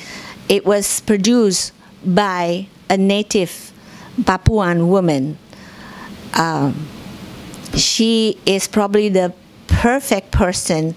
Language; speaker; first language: English; non-native, fluent; Indonesian